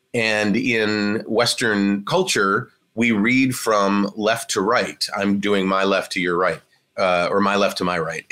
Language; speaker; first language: English; native; English